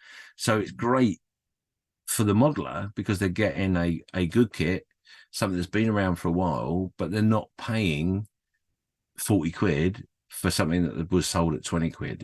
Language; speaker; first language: English; native; English